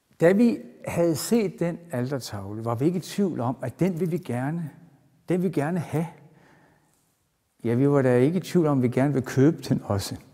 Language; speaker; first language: Danish; native; Danish